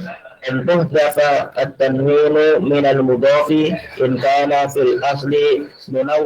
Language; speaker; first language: Arabic; non-native, learner; Indonesian